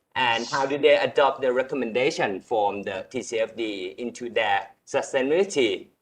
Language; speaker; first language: English; non-native, fluent; Thai